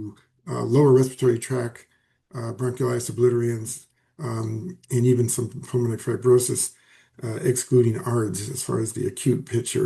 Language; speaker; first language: English; native; English